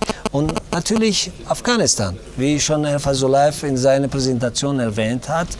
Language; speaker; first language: German; non-native, fluent; Tajik